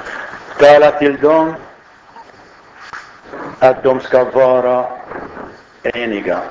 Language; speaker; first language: Swedish; non-native, fluent; Arabic